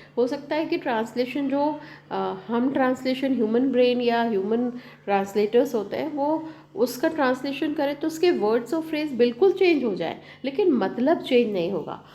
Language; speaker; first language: Hindi; native; Hindi